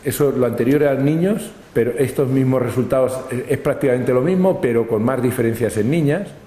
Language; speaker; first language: Spanish; native; Spanish